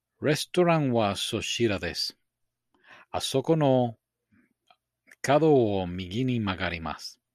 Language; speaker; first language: Japanese; non-native, learner; English